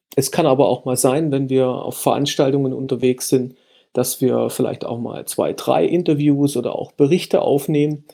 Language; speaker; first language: German; native; German